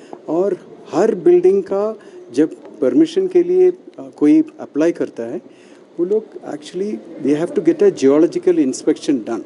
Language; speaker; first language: Hindi; non-native, local second language; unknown